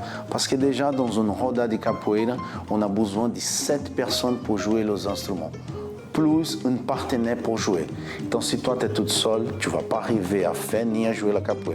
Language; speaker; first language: French; non-native, fluent; Portuguese